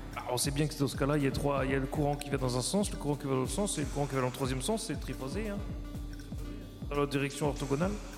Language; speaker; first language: French; native; French